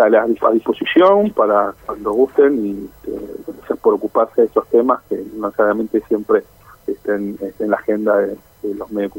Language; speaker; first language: Spanish; native; Spanish